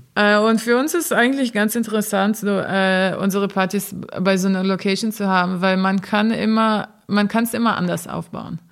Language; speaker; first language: German; non-native, fluent; Portuguese